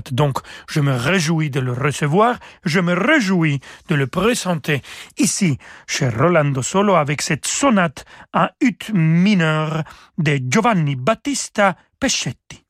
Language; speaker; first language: French; non-native, fluent; Spanish